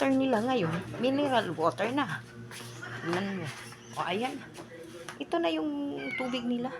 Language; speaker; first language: Filipino; non-native, local second language; Cebuano